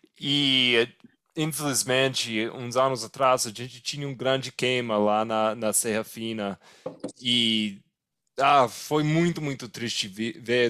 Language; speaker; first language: Portuguese; non-native, fluent; English